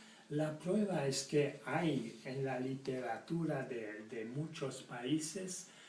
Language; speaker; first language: Spanish; non-native, fluent; French